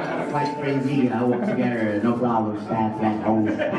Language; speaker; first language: English; non-native, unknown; Indonesian